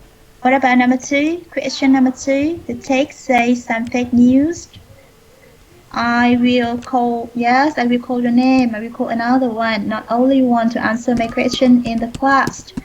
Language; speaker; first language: English; non-native, fluent; Vietnamese